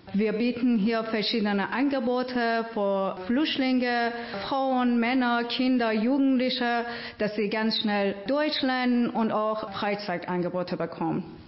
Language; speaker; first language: German; non-native, fluent; Persian